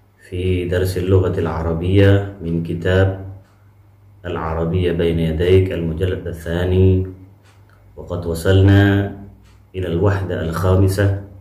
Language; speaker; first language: Arabic; non-native, fluent; Indonesian